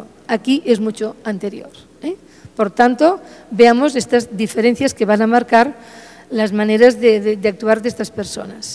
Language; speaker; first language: Spanish; native; Spanish